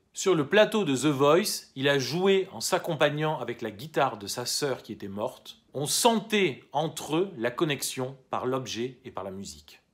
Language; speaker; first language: French; native; French